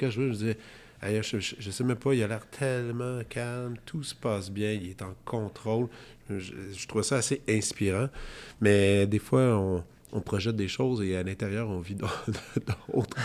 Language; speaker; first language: French; native; French